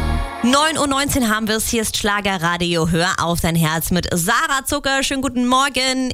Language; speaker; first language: German; native; German